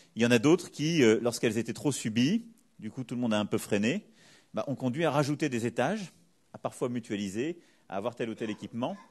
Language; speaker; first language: French; native; French